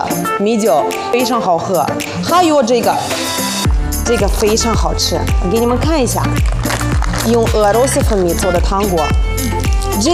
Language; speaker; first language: Chinese; non-native, fluent; Russian